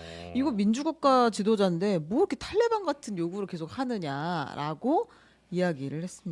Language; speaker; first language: Korean; native; Korean